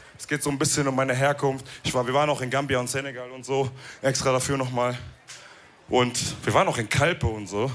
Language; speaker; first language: German; early bilingual, other home language; Wolof